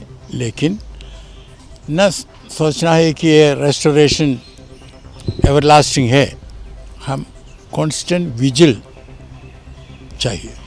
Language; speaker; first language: Hindi; non-native, local second language; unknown